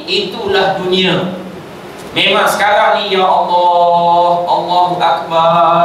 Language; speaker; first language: Malay; native; Malay